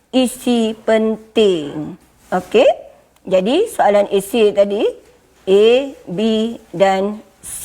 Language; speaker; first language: Malay; native; Malay